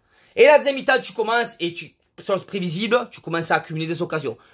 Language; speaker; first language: French; native; French